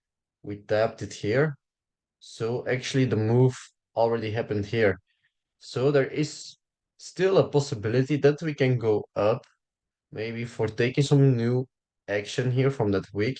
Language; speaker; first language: English; non-native, fluent; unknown